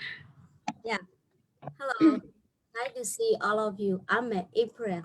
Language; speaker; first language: English; non-native, learner; Burmese